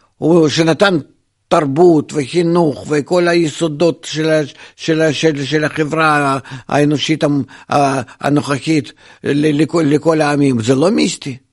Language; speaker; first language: Hebrew; non-native, fluent; Russian